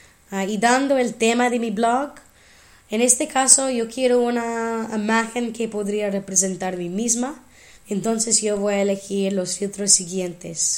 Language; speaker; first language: Spanish; non-native, fluent; English